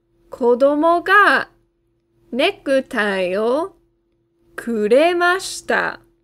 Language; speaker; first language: Japanese; non-native, fluent; English